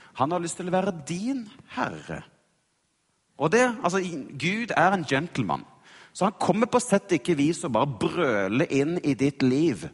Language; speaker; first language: Norwegian; native; Norwegian